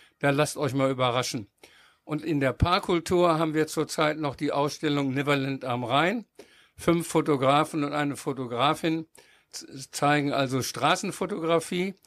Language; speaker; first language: German; native; German